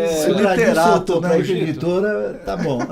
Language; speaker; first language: Portuguese; native; Portuguese